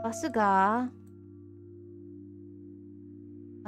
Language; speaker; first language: Japanese; non-native, learner; English